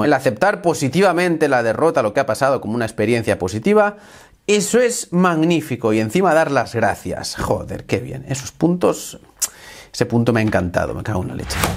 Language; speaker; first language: Spanish; native; Spanish